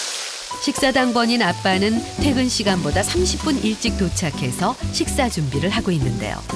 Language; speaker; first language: Korean; native; Korean